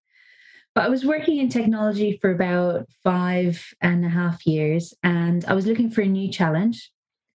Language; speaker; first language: English; native; English